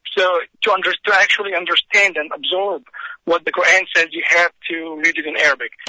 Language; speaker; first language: English; non-native, fluent; Arabic